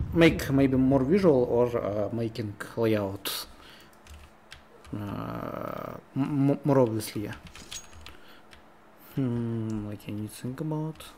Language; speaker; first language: English; non-native, learner; Russian